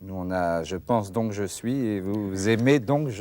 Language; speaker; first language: French; native; French